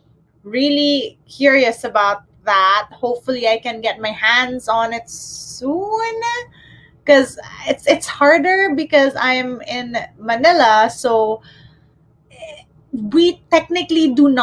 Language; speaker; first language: English; non-native, local second language; Filipino